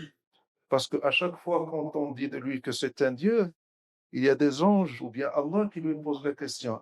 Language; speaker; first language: French; non-native, local second language; Arabic